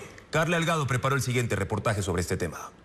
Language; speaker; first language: Spanish; native; Spanish